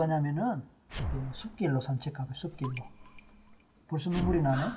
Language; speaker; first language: Korean; native; Korean